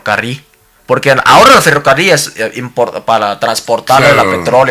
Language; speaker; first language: Spanish; non-native, learner; Cantonese